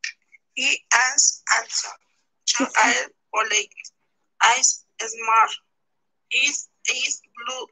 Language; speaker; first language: English; non-native, learner; Spanish